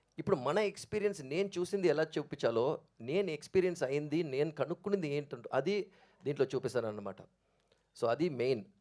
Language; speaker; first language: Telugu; native; Telugu